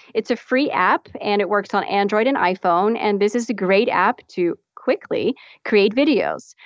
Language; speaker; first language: English; non-native, fluent; Dutch